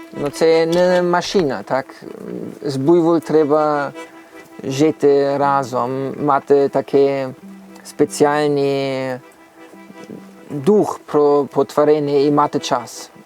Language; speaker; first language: Ukrainian; non-native, learner; German